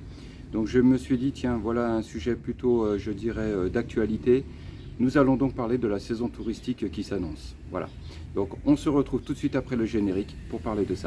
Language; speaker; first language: French; native; French